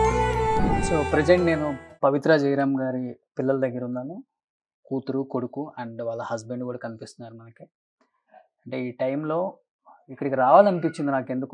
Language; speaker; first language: Telugu; native; Telugu